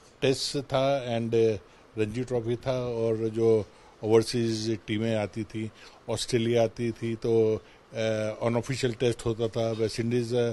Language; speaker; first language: Hindi; native; Hindi